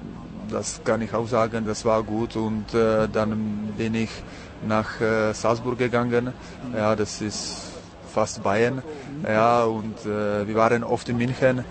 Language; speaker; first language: German; non-native, learner; Czech